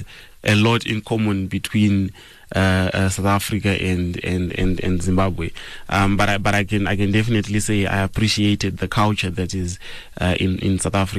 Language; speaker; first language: English; non-native, local second language; Shona